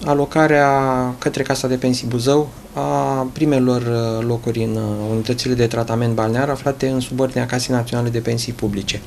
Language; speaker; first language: Romanian; native; Romanian